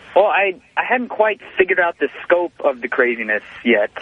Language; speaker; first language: English; native; English